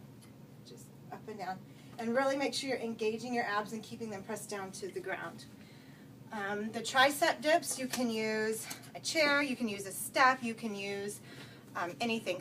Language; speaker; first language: English; native; English